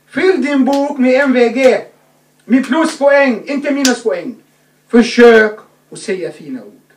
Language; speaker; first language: Swedish; non-native, fluent; Arabic